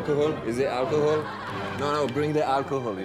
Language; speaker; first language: English; non-native, fluent; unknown